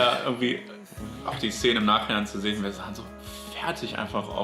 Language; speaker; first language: German; native; German